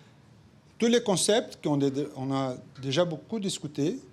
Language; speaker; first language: French; non-native, fluent; Portuguese